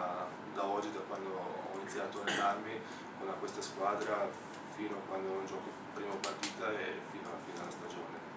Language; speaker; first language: Italian; non-native, fluent; Slovenian